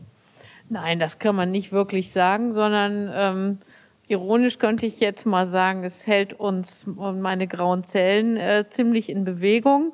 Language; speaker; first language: German; native; German